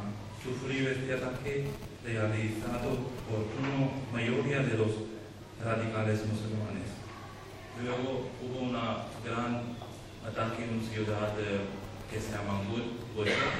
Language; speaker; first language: Spanish; non-native, learner; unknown